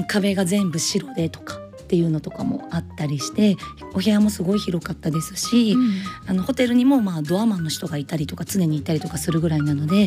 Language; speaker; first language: Japanese; native; Japanese